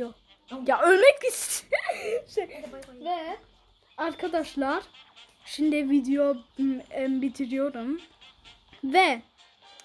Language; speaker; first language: Turkish; early bilingual, heritage; Turkish